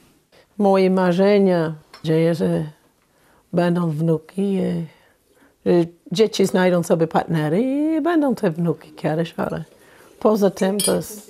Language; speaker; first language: Polish; non-native, fluent; English